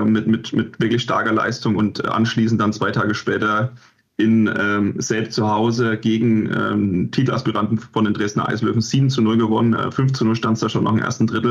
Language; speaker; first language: German; native; German